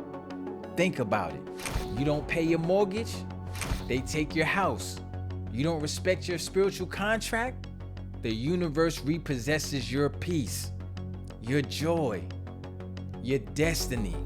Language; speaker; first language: English; native; English